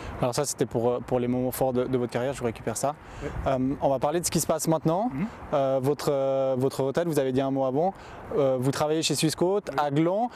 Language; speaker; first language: French; native; French